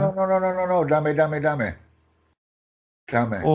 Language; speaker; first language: Japanese; non-native, learner; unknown